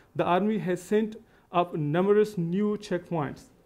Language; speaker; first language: English; non-native, local second language; Baluchi